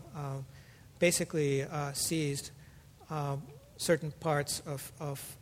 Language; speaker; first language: English; early bilingual, other home language; Russian